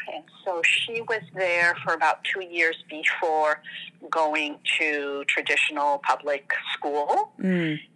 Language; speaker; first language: English; non-native, fluent; French